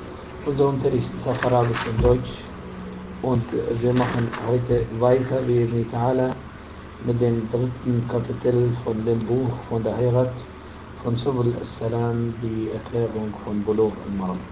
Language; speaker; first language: German; non-native, fluent; Arabic